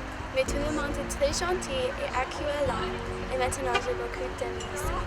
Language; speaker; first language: French; non-native, learner; English